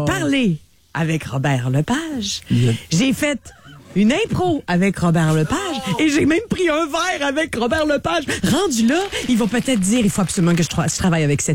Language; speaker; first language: French; native; French